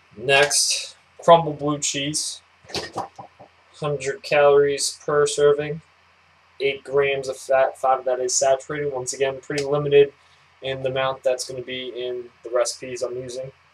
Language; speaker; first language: English; native; English